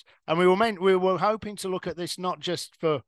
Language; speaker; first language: English; native; English